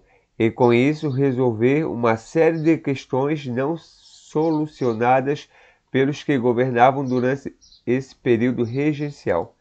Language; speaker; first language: Portuguese; native; Portuguese